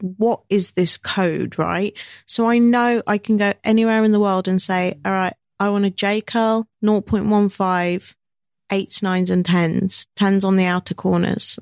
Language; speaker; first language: English; native; English